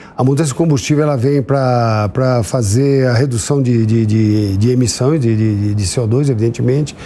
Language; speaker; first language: Portuguese; native; Portuguese